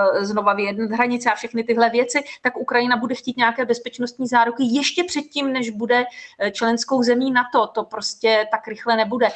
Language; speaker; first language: Czech; native; Czech